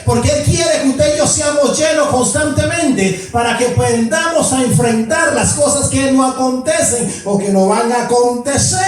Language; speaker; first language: Spanish; native; Spanish